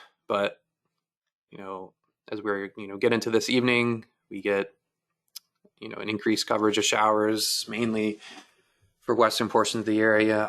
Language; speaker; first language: English; native; English